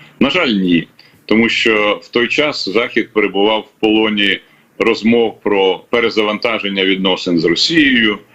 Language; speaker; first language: Ukrainian; native; Ukrainian